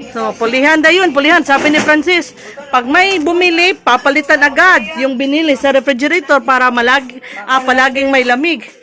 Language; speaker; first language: Filipino; non-native, local second language; Cebuano